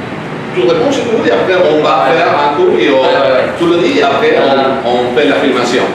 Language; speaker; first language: French; non-native, learner; Spanish